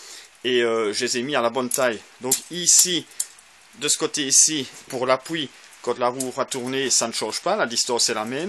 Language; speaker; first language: French; native; French